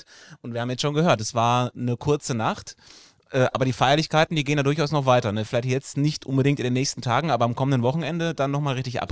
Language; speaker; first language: German; native; German